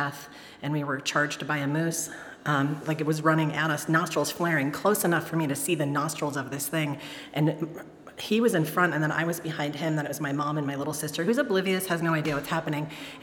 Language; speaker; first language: English; native; English